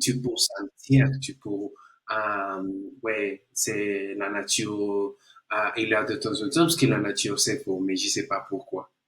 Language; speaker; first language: French; non-native, learner; Spanish